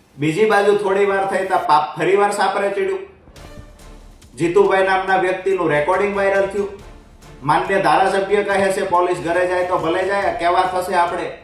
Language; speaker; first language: Gujarati; native; Gujarati